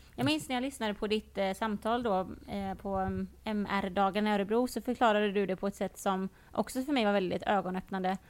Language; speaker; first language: Swedish; early bilingual, other home language; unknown